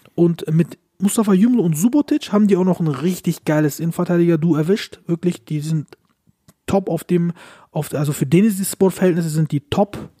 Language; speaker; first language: German; early bilingual, other home language; Turkish